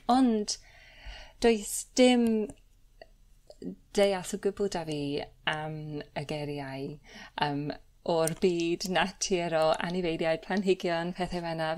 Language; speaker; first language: Welsh; non-native, learner; English